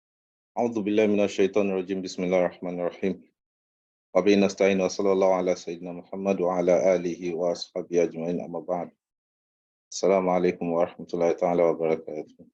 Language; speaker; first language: Arabic; non-native, fluent; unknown